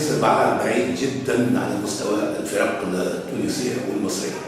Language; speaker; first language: Arabic; native; Arabic